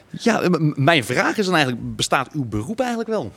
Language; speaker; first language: Dutch; native; Dutch